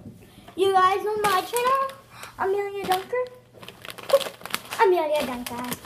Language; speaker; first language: English; native; English